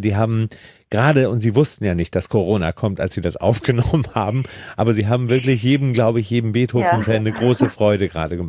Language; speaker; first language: German; native; German